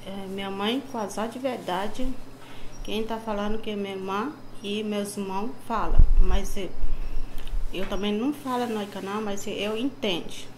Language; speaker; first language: Portuguese; non-native, local second language; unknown